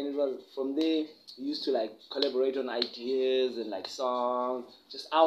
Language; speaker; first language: English; non-native, local second language; Xhosa